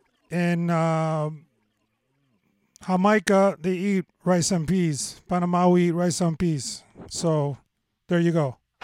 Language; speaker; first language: English; early bilingual, other home language; Spanish